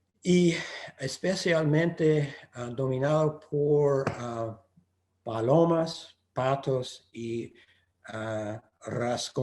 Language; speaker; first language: Spanish; non-native, fluent; English